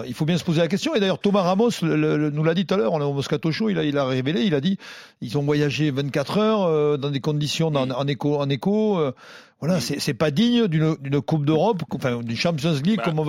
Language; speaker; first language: French; native; French